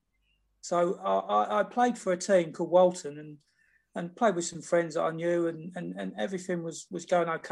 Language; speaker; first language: English; native; English